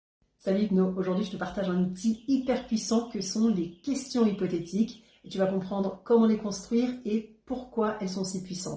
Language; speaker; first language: French; native; French